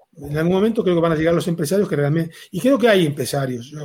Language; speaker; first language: Spanish; native; Spanish